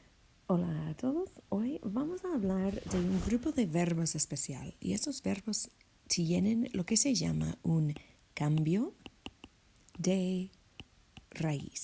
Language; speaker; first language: Spanish; non-native, fluent; English